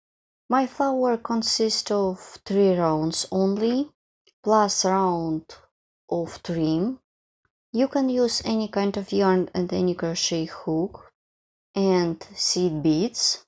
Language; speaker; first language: English; non-native, fluent; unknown